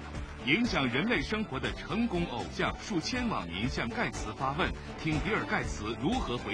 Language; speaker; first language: Chinese; native; Chinese